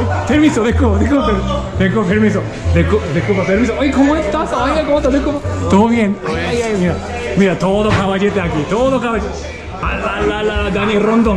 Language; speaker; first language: Spanish; non-native, learner; Japanese